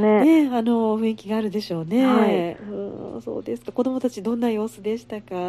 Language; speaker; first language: Japanese; native; Japanese